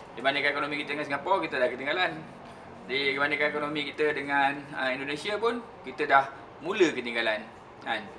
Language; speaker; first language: Malay; native; Malay